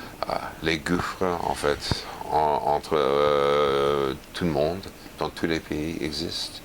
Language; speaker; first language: French; non-native, fluent; English